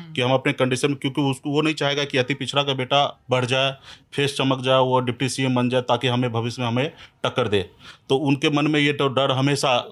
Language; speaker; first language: Hindi; native; Hindi